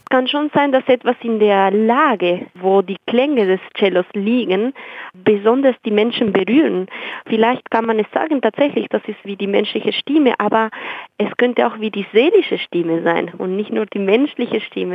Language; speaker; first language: German; non-native, fluent; Spanish